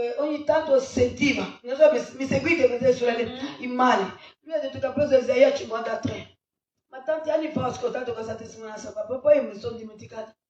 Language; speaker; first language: Italian; non-native, fluent; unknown